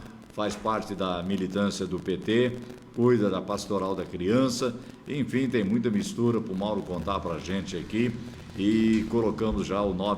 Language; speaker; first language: Portuguese; native; Portuguese